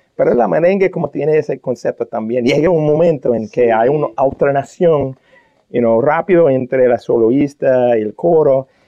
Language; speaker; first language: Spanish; non-native, fluent; English